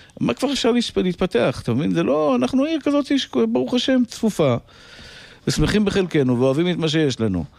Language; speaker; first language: Hebrew; native; Hebrew